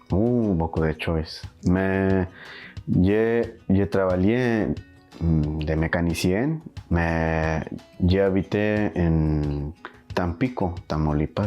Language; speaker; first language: French; non-native, learner; Spanish